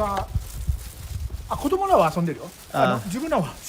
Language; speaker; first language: Japanese; native; Japanese